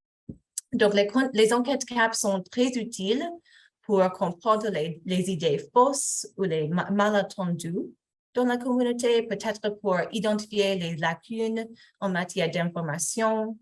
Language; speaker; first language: French; non-native, fluent; English